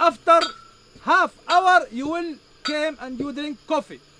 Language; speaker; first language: English; non-native, learner; Arabic